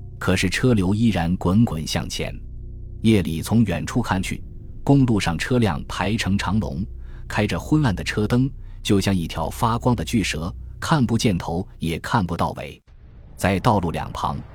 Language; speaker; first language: Chinese; native; Chinese